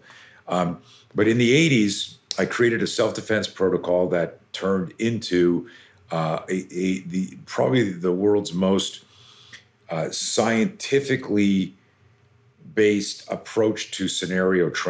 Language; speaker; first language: English; native; English